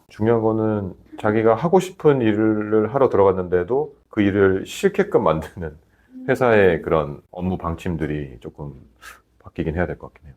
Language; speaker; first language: Korean; native; Korean